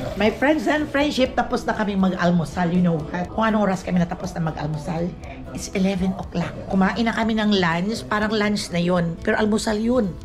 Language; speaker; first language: Filipino; non-native, local second language; Cebuano